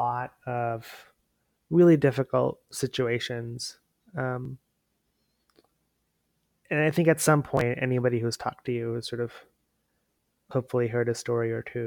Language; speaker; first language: English; non-native, local second language; Hindi